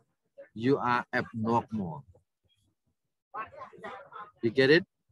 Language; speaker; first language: English; non-native, fluent; Khmer